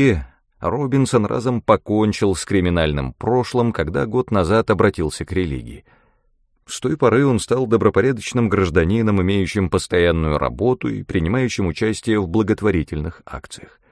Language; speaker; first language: Russian; native; Russian